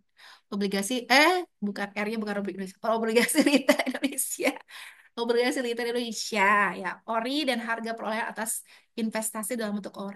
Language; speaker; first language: Indonesian; native; Indonesian